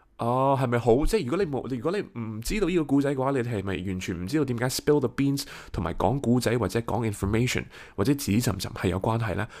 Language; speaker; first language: Cantonese; early bilingual, heritage; Cantonese